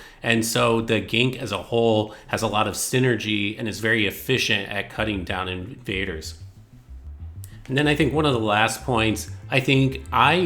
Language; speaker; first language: English; native; English